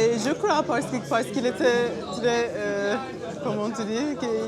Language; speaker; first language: French; non-native, fluent; Turkish